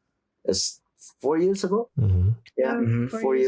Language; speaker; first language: English; non-native, learner; Spanish